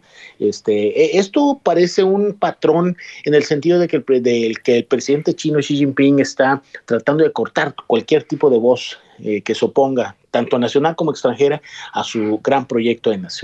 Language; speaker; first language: Spanish; native; Spanish